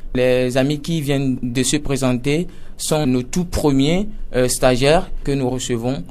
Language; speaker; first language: French; non-native, local second language; Ewe